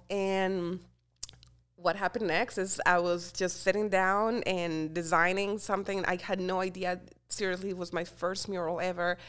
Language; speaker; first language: English; non-native, fluent; Spanish